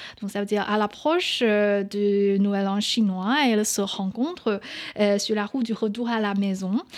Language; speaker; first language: French; non-native, fluent; Chinese